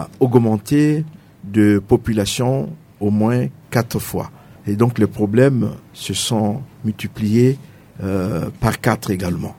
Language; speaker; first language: French; non-native, local second language; Sango